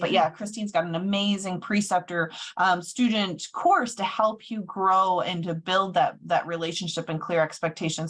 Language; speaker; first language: English; native; English